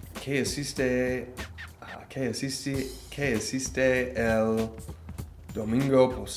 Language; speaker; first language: Spanish; non-native, learner; English